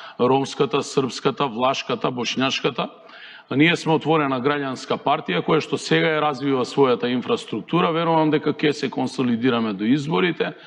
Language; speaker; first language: Macedonian; native; Macedonian